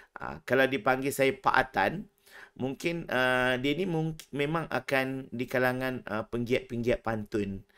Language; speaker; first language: Malay; native; Malay